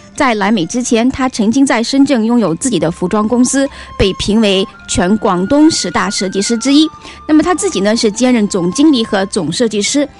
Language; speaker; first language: Chinese; native; Chinese